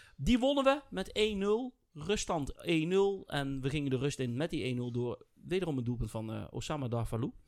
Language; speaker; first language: Dutch; native; Dutch